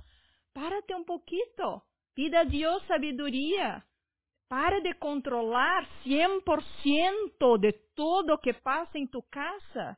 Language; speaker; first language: Spanish; non-native, fluent; Portuguese